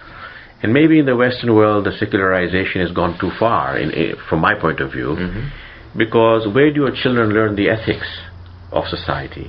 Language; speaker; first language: English; non-native, local second language; Gujarati